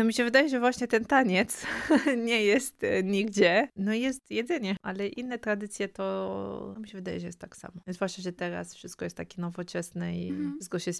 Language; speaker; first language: Polish; non-native, fluent; Romanian